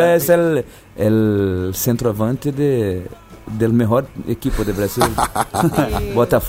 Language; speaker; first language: Spanish; non-native, fluent; Portuguese